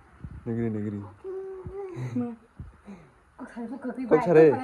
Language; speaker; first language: Hindi; non-native, learner; Kok Borok